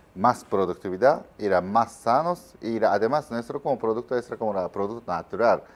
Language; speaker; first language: Spanish; non-native, learner; Japanese